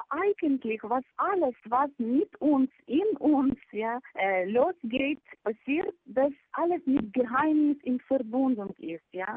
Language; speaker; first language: German; non-native, fluent; Ukrainian